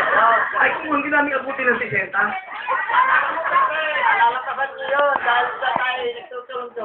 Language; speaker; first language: Filipino; native; Filipino